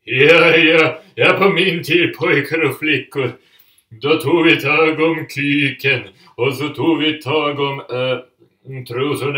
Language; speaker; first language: Swedish; native; Swedish